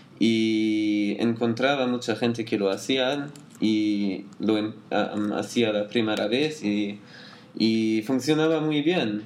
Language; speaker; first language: Spanish; non-native, learner; German